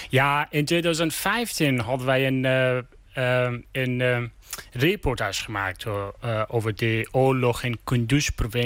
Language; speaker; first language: Dutch; non-native, learner; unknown